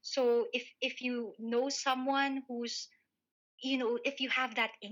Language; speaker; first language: English; non-native, local second language; Filipino